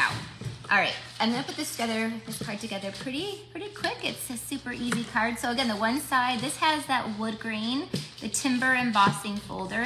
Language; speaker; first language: English; native; English